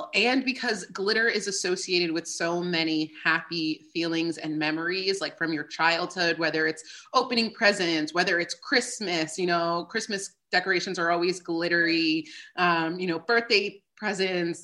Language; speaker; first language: English; native; English